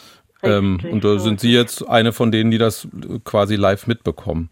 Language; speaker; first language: German; native; German